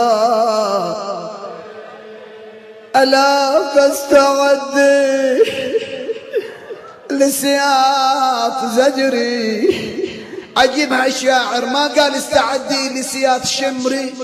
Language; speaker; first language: Arabic; native; Arabic